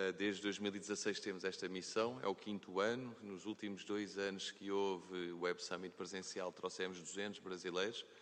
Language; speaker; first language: Portuguese; native; Portuguese